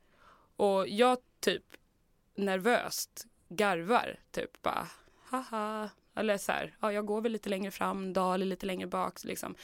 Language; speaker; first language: Swedish; native; Swedish